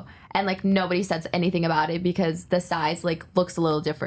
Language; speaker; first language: English; native; English